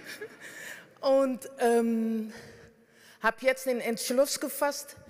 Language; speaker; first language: German; non-native, fluent; Dutch